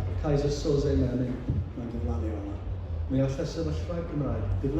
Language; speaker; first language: Welsh; native; Welsh